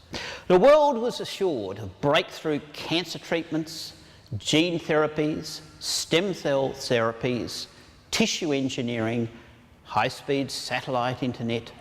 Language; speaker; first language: English; native; English